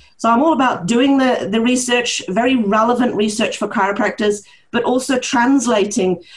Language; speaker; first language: English; early bilingual, heritage; Norwegian